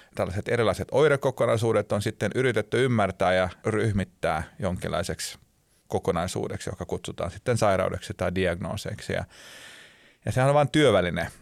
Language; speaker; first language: Finnish; non-native, local second language; Swedish